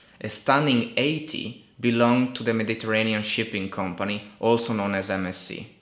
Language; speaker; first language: English; non-native, fluent; Italian